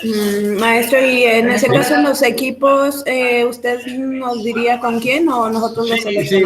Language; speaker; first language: Spanish; native; Spanish